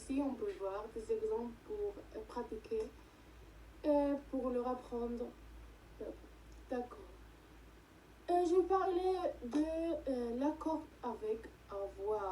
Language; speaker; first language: French; non-native, learner; Spanish